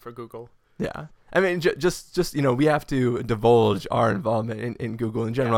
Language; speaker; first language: English; native; English